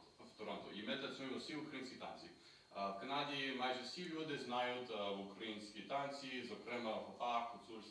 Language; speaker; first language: Ukrainian; early bilingual, heritage; Ukrainian